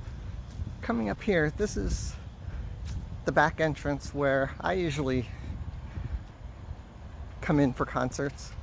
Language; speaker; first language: English; native; English